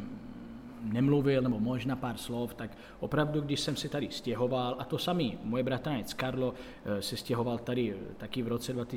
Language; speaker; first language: Czech; non-native, fluent; Italian